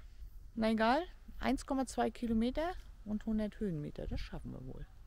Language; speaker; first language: German; native; German